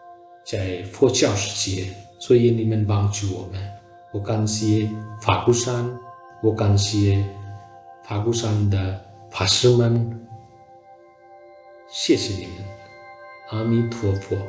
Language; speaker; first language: Chinese; non-native, learner; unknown